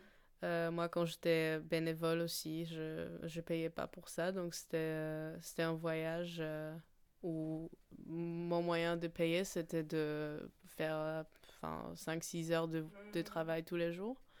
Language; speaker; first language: French; non-native, fluent; Polish